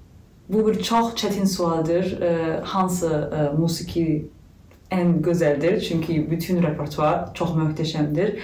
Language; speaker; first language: Azerbaijani; non-native, learner; German